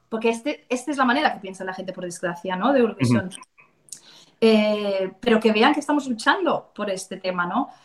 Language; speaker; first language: Spanish; non-native, fluent; Danish